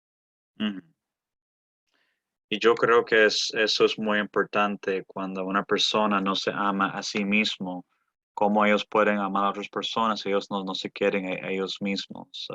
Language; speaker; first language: Spanish; early bilingual, heritage; Spanish